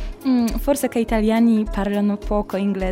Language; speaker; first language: Italian; non-native, learner; Polish